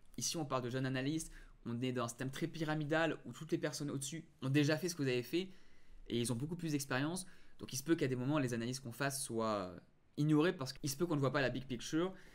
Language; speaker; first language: French; native; French